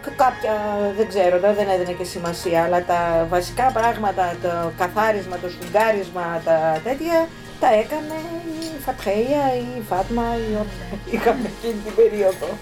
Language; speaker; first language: Greek; early bilingual, heritage; Greek